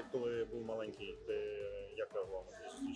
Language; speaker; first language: Ukrainian; native; Ukrainian